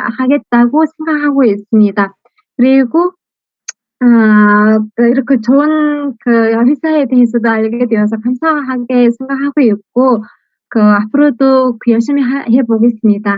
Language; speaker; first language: Korean; non-native, fluent; Mongolian